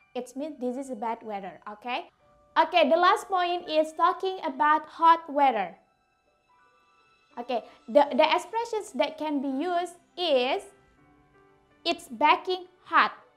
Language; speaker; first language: English; non-native, fluent; Indonesian